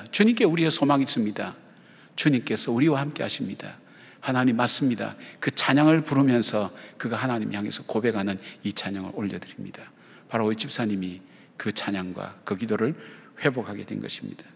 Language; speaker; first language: Korean; native; Korean